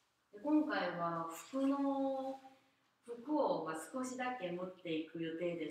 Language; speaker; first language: Japanese; non-native, fluent; Korean